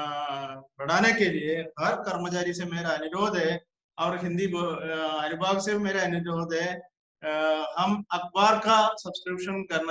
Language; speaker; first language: Hindi; non-native, local second language; Malayalam